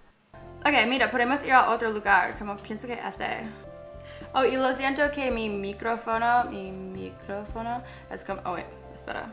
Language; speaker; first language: Spanish; non-native, learner; English